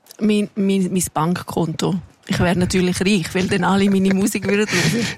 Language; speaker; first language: German; non-native, local second language; Romansh